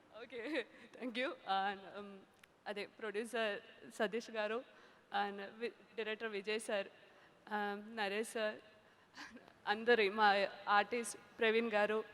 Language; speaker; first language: Telugu; non-native, learner; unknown